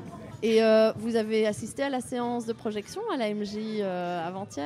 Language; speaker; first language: French; native; French